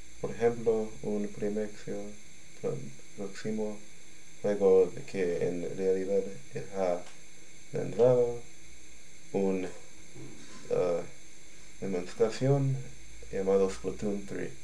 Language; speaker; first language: Spanish; non-native, learner; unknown